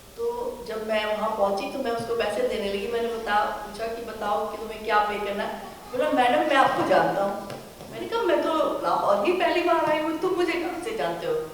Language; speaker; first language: Hindi; native; Hindi